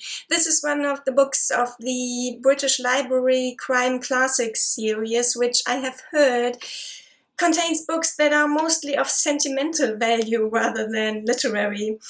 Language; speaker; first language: English; non-native, fluent; German